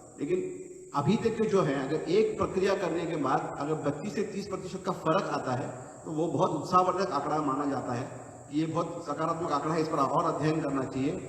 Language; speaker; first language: Hindi; non-native, local second language; Marathi